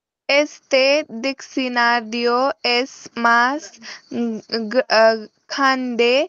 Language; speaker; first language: Spanish; non-native, learner; Marathi